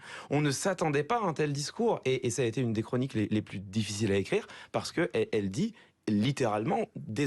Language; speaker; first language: French; native; French